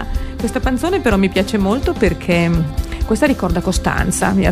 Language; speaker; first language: Italian; native; Italian